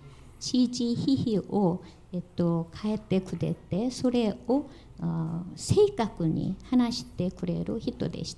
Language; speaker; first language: Japanese; non-native, fluent; Korean